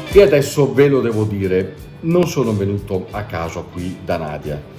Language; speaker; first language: Italian; native; Italian